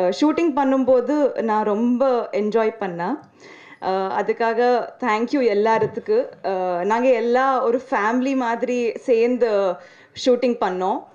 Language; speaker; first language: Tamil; non-native, learner; Telugu